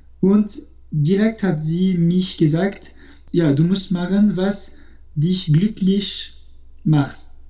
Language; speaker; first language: German; non-native, local second language; French